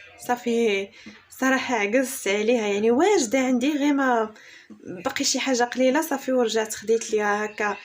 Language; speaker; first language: Arabic; native; Arabic